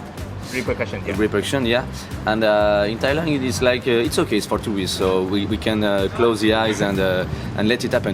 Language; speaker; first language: English; non-native, learner; French